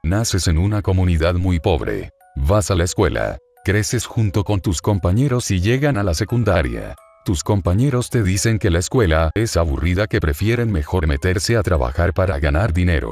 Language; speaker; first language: Spanish; native; Spanish